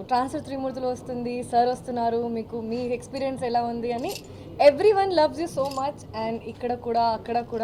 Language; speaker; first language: Telugu; non-native, fluent; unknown